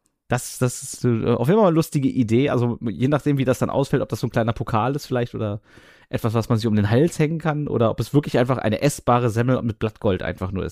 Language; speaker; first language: German; native; German